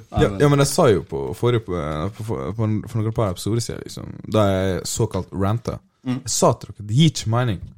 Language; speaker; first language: Norwegian; early bilingual, other home language; Somali